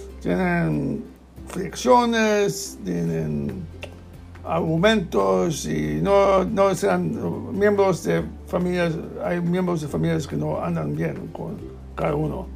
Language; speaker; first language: Spanish; non-native, learner; English